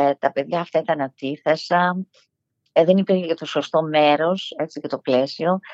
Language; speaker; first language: Greek; early bilingual, heritage; Greek